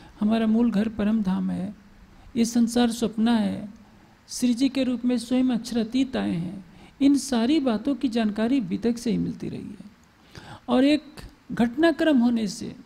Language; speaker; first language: Hindi; native; Hindi